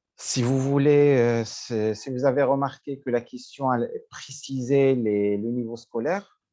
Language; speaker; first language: French; non-native, local second language; Arabic